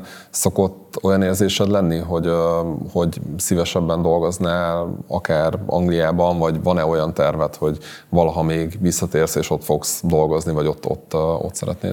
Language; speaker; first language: Hungarian; native; Hungarian